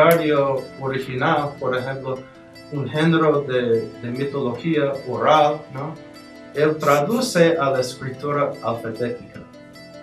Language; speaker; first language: Spanish; non-native, fluent; English